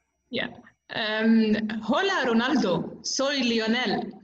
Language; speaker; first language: Spanish; non-native, learner; Arabic